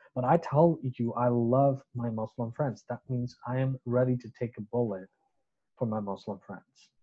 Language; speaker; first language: English; non-native, local second language; Bangla